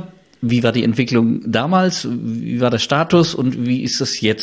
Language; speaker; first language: German; native; German